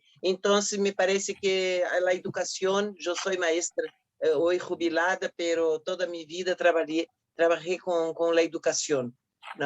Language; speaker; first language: Spanish; non-native, fluent; Portuguese